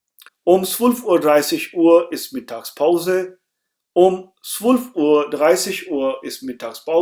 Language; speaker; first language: German; non-native, fluent; Urdu